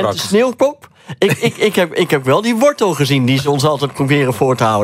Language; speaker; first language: Dutch; native; Dutch